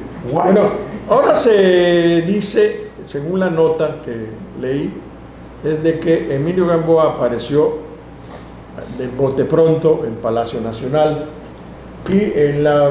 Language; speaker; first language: Spanish; native; Spanish